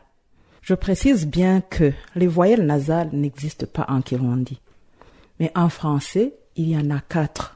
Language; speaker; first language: French; non-native, local second language; Rundi